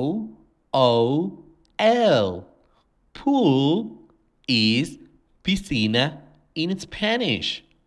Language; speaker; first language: English; non-native, fluent; Spanish